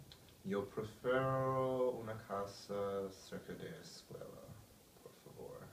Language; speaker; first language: Spanish; non-native, learner; English